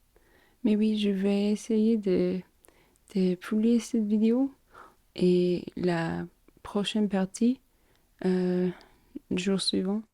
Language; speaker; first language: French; non-native, learner; English